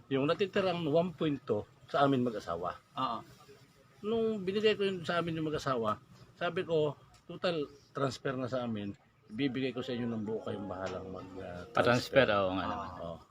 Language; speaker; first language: Filipino; native; Filipino